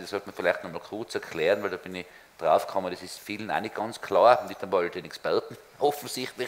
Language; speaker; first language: German; native; German